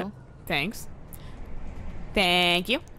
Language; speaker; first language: English; native; English